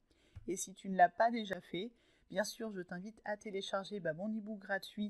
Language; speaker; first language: French; native; French